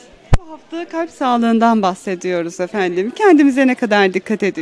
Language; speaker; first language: Turkish; native; Turkish